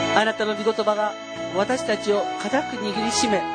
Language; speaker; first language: Japanese; non-native, fluent; Korean